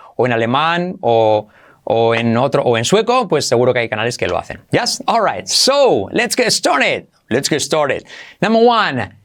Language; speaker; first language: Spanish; native; Spanish